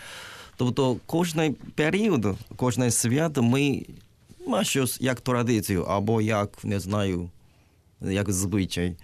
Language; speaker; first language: Ukrainian; non-native, learner; Japanese